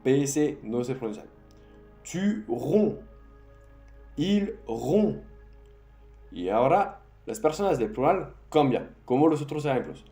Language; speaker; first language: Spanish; non-native, fluent; French